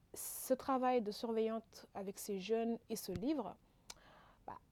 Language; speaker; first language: French; non-native, local second language; Wolof